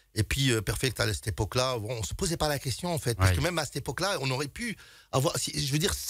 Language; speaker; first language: French; native; French